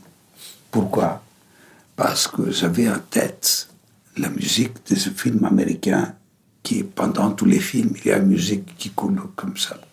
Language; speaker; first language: French; non-native, fluent; Greek